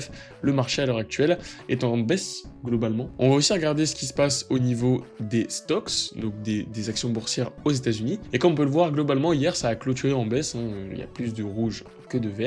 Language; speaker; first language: French; native; French